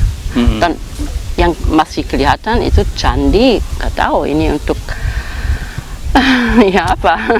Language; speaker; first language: Indonesian; non-native, fluent; German